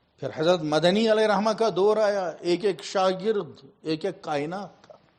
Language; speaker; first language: Urdu; non-native, local second language; Kashmiri